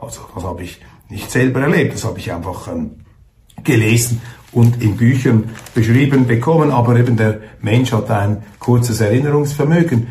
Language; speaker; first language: German; native; German